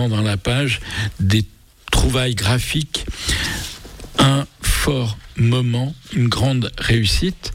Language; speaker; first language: French; native; French